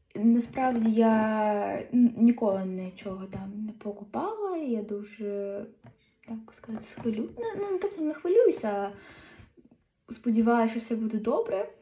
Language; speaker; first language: Ukrainian; non-native, local second language; Russian